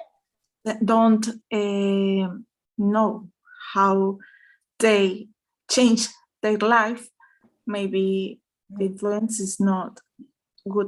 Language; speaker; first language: English; non-native, learner; Spanish